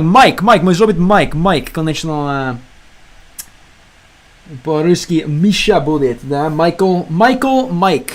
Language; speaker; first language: Russian; non-native, learner; English